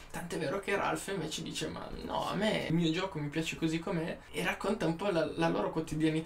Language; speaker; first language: Italian; native; Italian